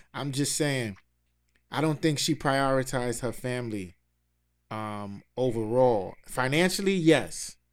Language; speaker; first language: English; native; English